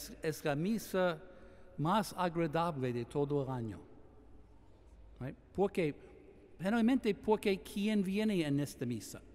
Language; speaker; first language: Spanish; non-native, fluent; English